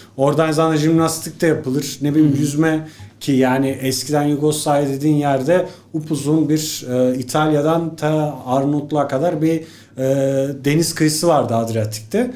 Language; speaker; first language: Turkish; early bilingual, other home language; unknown